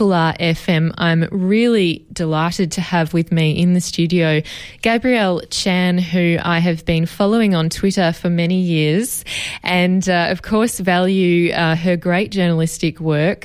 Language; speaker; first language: English; native; English